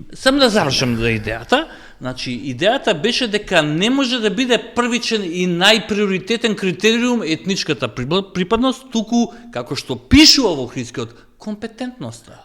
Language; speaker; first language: Macedonian; native; Macedonian